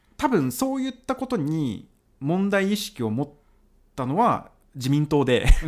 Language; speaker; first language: Japanese; native; Japanese